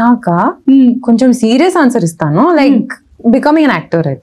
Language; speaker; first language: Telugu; non-native, learner; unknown